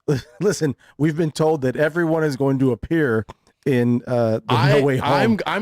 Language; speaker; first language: English; native; English